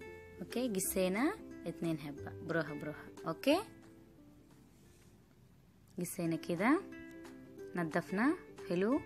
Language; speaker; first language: Arabic; non-native, learner; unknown